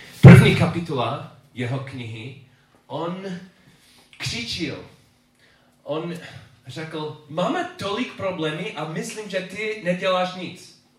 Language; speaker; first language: Czech; non-native, learner; English